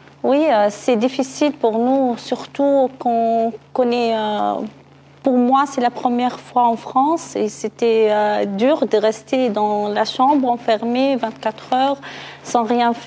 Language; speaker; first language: French; non-native, local second language; Arabic